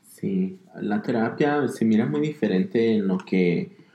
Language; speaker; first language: Spanish; early bilingual, heritage; Spanish